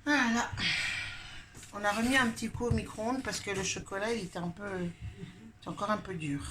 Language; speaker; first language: French; native; French